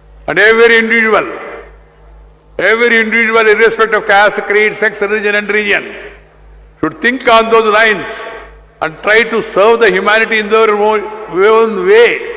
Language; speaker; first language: English; non-native, local second language; Telugu